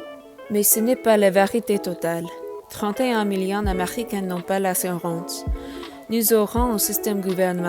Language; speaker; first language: French; non-native, learner; English